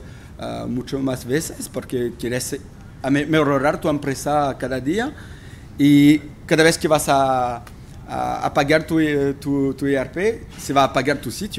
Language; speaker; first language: Spanish; non-native, fluent; French